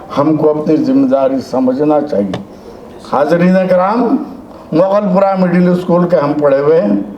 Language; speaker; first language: Urdu; native; Urdu